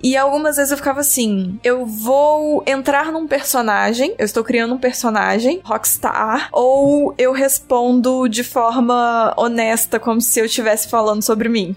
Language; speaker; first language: Portuguese; native; Portuguese